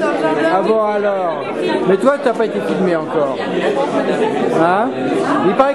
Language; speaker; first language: French; native; French